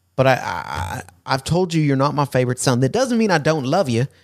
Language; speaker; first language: English; native; English